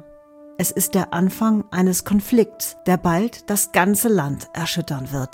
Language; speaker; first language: German; native; German